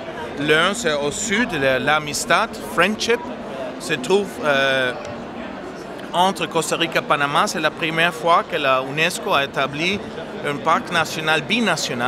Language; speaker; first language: French; non-native, fluent; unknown